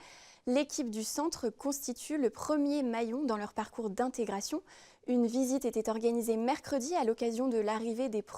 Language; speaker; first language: French; native; French